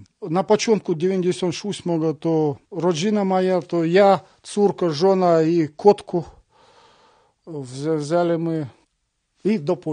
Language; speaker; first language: Polish; non-native, learner; Russian